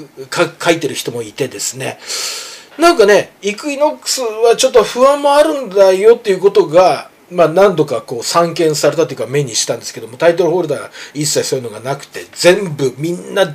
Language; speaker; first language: Japanese; native; Japanese